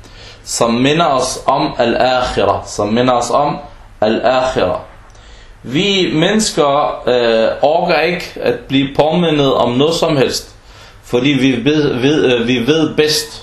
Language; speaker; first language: Danish; non-native, fluent; Arabic